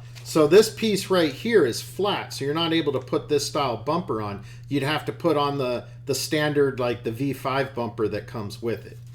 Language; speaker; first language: English; native; English